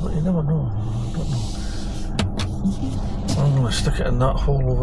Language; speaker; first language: English; native; English